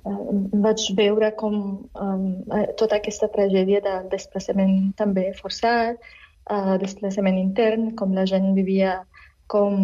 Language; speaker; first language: Catalan; non-native, learner; Arabic